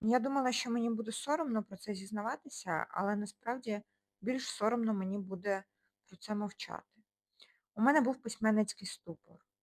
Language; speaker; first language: Ukrainian; non-native, local second language; Russian